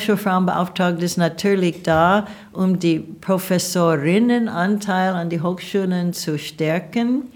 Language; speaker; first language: German; non-native, fluent; English